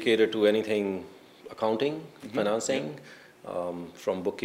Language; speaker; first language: English; non-native, local second language; Punjabi